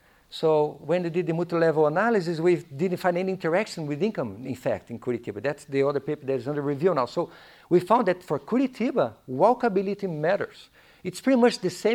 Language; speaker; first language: English; non-native, fluent; Portuguese